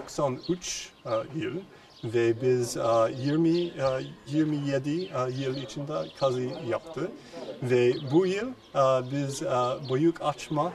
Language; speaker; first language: Turkish; non-native, learner; English